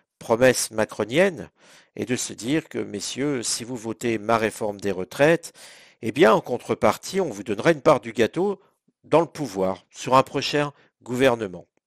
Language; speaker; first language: French; native; French